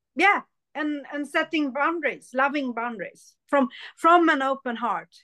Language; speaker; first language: English; early bilingual, other home language; Hindi